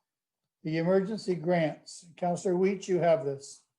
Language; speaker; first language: English; native; English